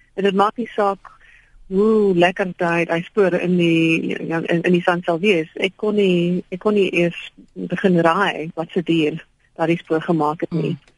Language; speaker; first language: Afrikaans; non-native, local second language; English